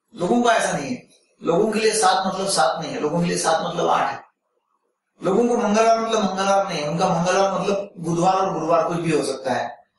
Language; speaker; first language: Hindi; non-native, local second language; Marathi